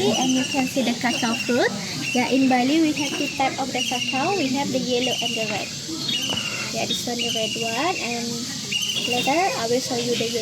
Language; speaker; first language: English; non-native, local second language; Indonesian